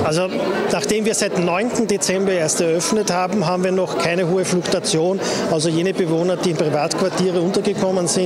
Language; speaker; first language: German; native; German